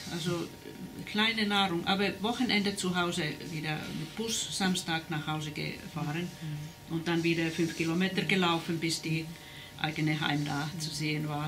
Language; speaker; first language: German; non-native, fluent; Finnish